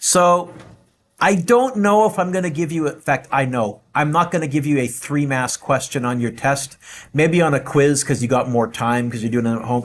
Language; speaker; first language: English; native; English